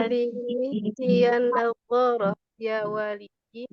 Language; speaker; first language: Arabic; non-native, learner; Indonesian